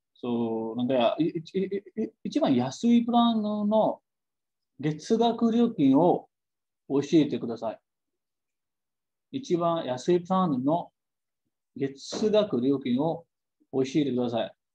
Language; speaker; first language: Japanese; non-native, fluent; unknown